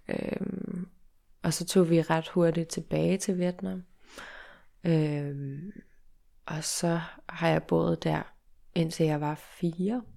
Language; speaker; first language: Danish; early bilingual, heritage; Danish